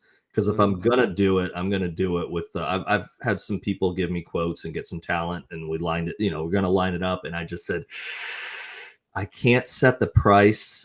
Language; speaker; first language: English; native; English